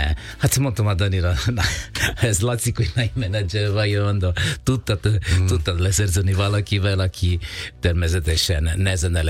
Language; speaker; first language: Hungarian; non-native, fluent; Italian